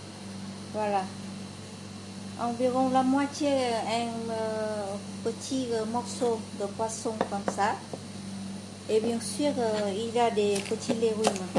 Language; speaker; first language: French; non-native, fluent; Vietnamese